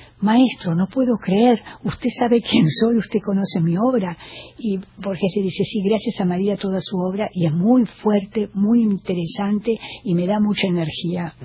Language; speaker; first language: Spanish; native; Spanish